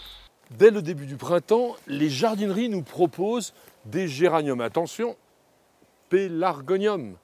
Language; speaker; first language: French; native; French